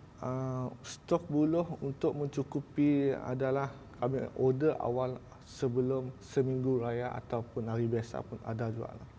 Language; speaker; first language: Malay; native; Malay